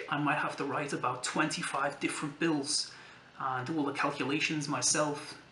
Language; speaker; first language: English; native; English